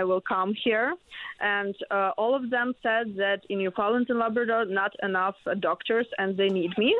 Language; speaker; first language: English; non-native, learner; Ukrainian